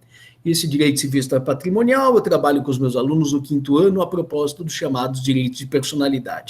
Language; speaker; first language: Portuguese; native; Portuguese